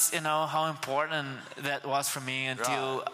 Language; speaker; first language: English; non-native, fluent; Portuguese